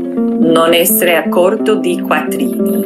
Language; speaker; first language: Italian; non-native, fluent; English